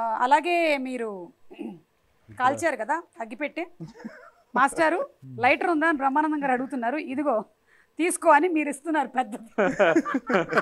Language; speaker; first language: Telugu; native; Telugu